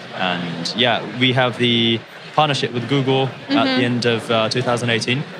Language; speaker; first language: English; non-native, fluent; Japanese